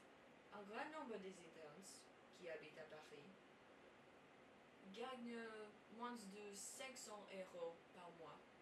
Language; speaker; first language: French; non-native, learner; English